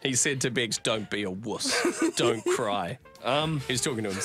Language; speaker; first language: English; native; English